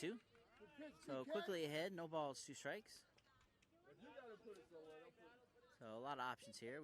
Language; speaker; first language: English; native; English